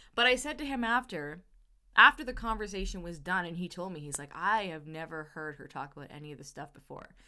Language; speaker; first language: English; native; English